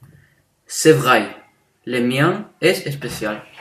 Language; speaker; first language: French; non-native, learner; Spanish